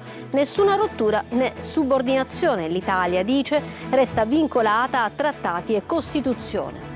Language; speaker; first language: Italian; native; Italian